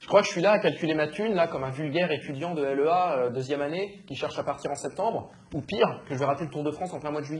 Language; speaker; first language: French; native; French